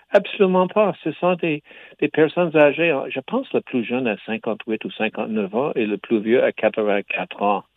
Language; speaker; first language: French; native; French